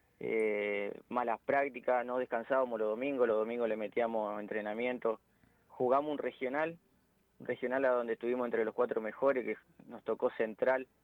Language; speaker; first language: Spanish; native; Spanish